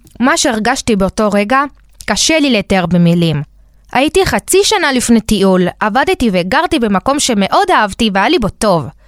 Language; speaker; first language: Hebrew; early bilingual, other home language; Spanish